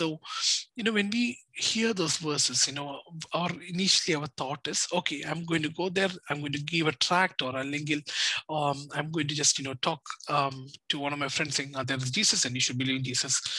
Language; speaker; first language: English; non-native, local second language; Malayalam